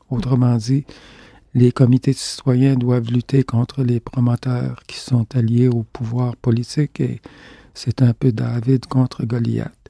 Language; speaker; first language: French; native; French